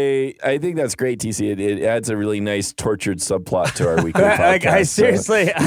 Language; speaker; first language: English; native; English